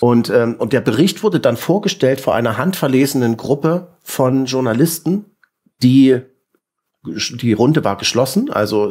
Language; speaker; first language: German; native; German